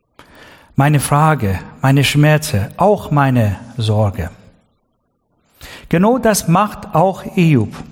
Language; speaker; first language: German; non-native, learner; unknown